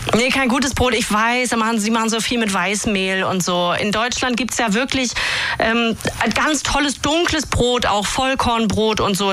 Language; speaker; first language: German; native; German